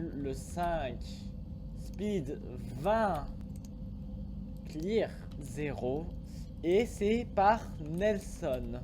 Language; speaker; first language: French; native; French